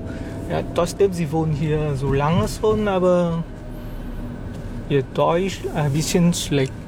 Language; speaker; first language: German; non-native, fluent; Vietnamese